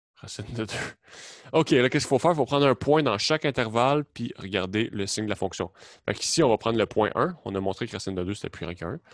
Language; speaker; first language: French; native; French